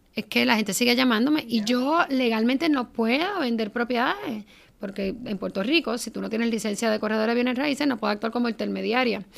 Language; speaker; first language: Spanish; native; Spanish